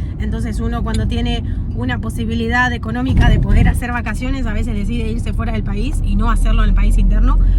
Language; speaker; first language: Spanish; native; Spanish